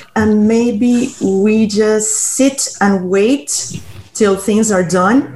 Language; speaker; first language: English; non-native, fluent; Spanish